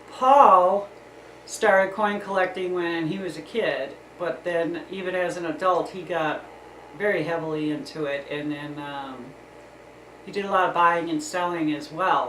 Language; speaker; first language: English; native; English